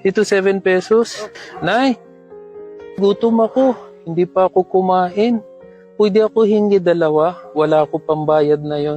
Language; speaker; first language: Filipino; non-native, learner; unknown